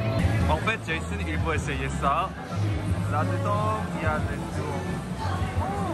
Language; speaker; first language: French; non-native, fluent; Korean